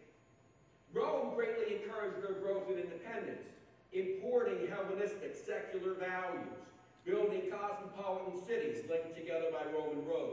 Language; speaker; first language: English; native; English